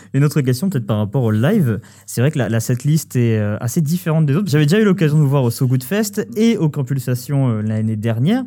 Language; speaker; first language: French; native; French